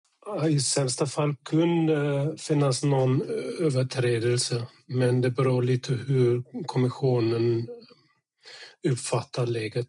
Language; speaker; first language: Swedish; non-native, fluent; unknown